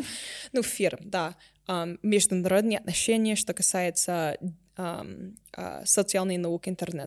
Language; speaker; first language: Russian; non-native, learner; English